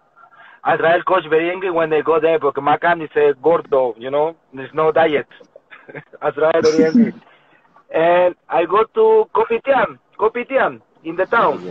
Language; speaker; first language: English; non-native, learner; Spanish